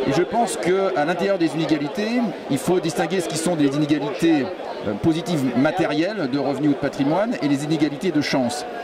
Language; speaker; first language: French; native; French